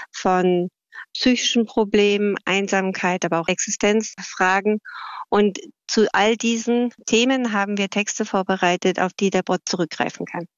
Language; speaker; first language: German; native; German